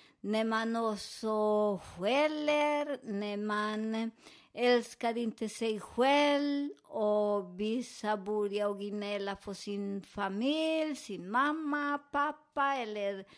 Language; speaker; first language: Swedish; non-native, fluent; Spanish